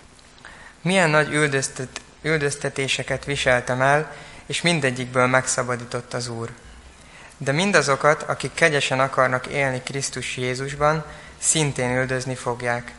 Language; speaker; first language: Hungarian; native; Hungarian